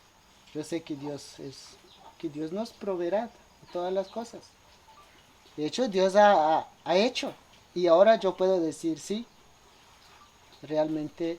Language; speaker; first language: Spanish; non-native, local second language; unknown